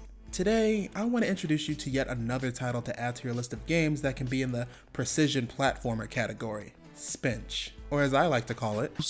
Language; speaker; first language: English; native; English